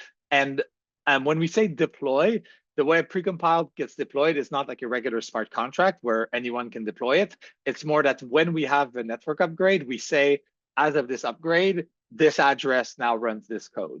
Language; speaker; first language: English; native; English